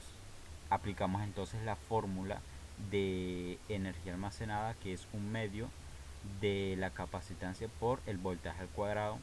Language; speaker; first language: Spanish; native; Spanish